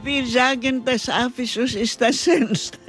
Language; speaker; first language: German; non-native, learner; Greek